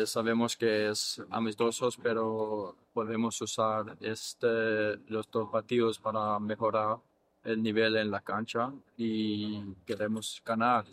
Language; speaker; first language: Spanish; non-native, fluent; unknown